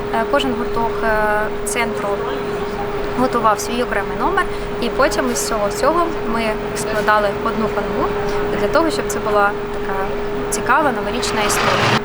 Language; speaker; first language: Ukrainian; non-native, local second language; Russian